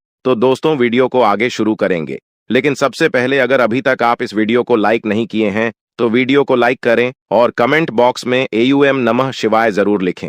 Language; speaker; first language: Hindi; non-native, local second language; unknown